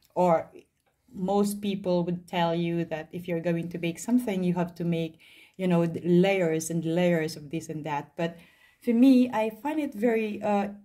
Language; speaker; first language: English; non-native, local second language; Filipino